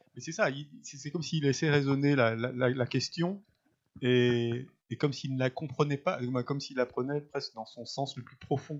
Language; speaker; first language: French; native; French